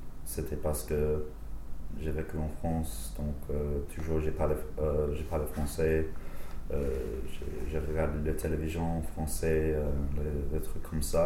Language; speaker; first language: French; non-native, fluent; English